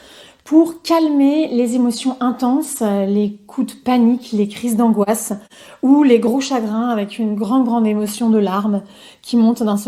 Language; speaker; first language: French; native; French